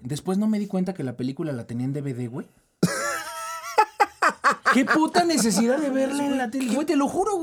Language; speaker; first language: Spanish; native; Spanish